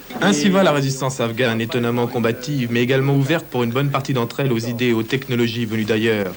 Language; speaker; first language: French; native; French